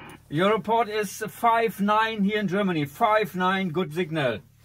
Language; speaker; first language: English; non-native, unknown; German